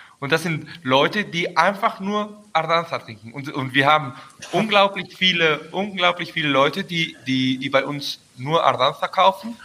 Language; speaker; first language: German; early bilingual, heritage; Spanish